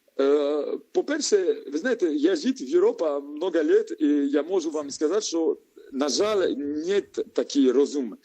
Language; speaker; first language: Ukrainian; non-native, learner; French